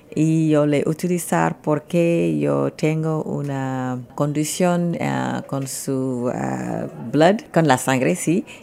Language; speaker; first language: Spanish; non-native, learner; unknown